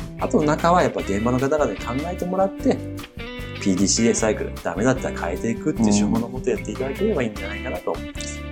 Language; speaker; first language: Japanese; native; Japanese